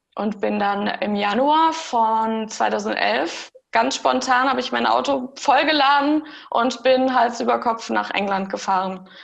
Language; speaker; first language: German; early bilingual, heritage; German